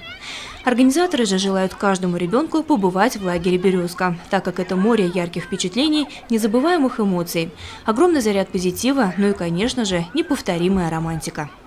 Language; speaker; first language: Russian; native; Russian